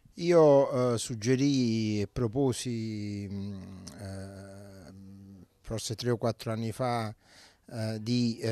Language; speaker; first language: Italian; native; Italian